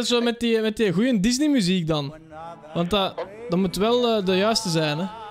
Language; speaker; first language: Dutch; native; Dutch